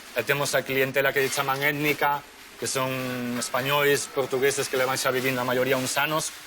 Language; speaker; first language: Galician; native; Galician